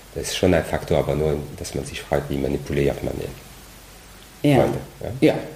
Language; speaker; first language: German; non-native, fluent; French